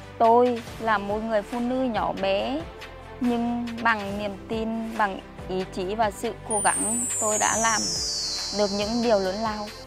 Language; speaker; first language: Vietnamese; non-native, local second language; Muong